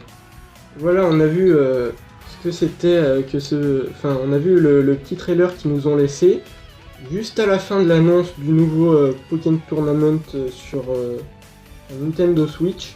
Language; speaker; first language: French; native; French